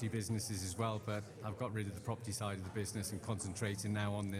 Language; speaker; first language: English; native; English